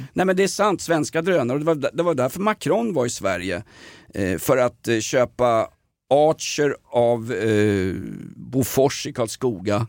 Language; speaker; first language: Swedish; native; Swedish